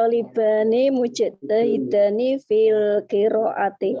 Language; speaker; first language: Arabic; non-native, learner; Indonesian